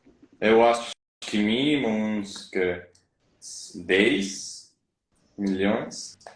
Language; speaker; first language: Portuguese; non-native, learner; Spanish